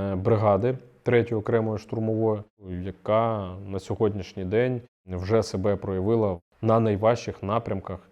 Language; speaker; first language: Ukrainian; native; Ukrainian